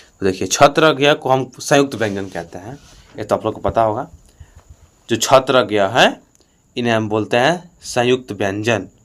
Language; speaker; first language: Hindi; native; Hindi